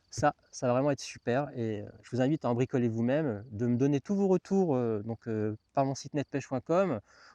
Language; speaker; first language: French; native; French